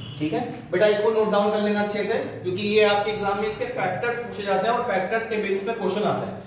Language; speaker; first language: Hindi; native; Hindi